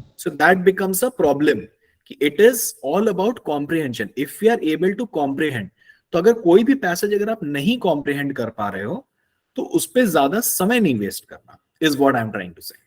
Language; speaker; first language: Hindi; native; Hindi